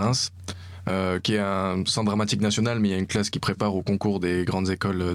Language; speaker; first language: French; native; French